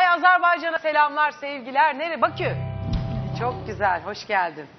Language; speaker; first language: Turkish; native; Turkish